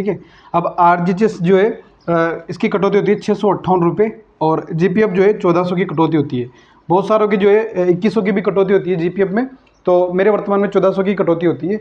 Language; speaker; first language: Hindi; native; Hindi